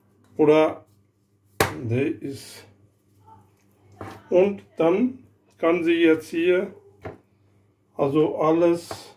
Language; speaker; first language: German; non-native, learner; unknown